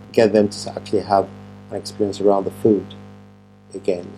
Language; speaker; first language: English; non-native, local second language; Yoruba